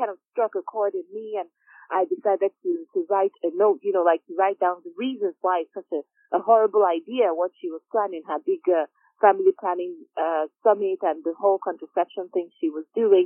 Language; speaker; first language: English; non-native, local second language; Igbo